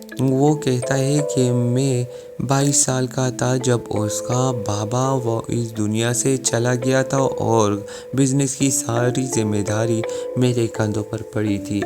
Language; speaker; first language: Urdu; native; Urdu